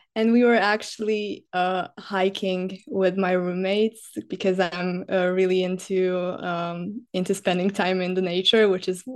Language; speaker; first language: English; non-native, fluent; Slovak